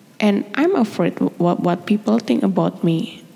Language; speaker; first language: English; non-native, learner; Indonesian